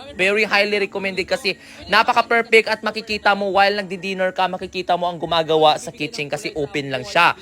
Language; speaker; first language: Filipino; non-native, local second language; Cebuano